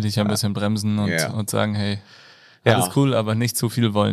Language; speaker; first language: German; native; German